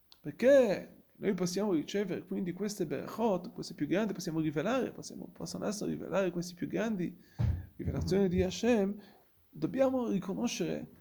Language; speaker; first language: Italian; non-native, fluent; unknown